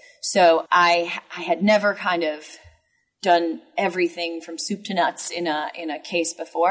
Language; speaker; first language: English; native; English